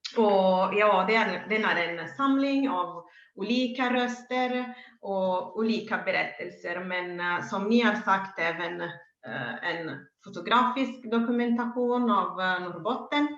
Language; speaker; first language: Swedish; non-native, fluent; Italian